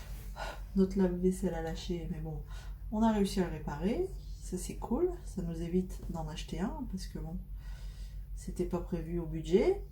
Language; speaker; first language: French; native; French